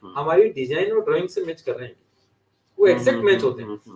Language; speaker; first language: Hindi; native; Hindi